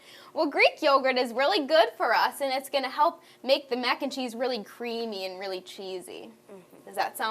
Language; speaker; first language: English; native; English